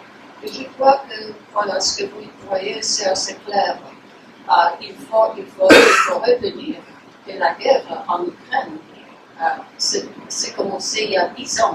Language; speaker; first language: French; non-native, fluent; Polish